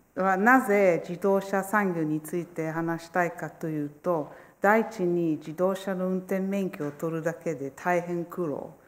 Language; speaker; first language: Japanese; non-native, fluent; Italian